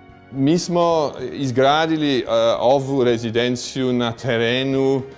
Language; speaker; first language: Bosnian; non-native, fluent; English